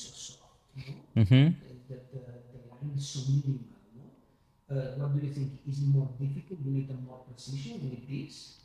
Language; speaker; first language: English; non-native, learner; Spanish